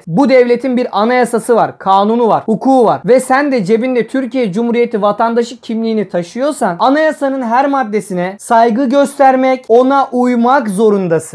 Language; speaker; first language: Turkish; native; Turkish